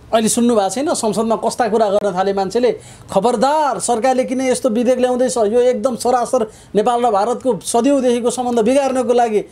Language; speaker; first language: Nepali; native; Nepali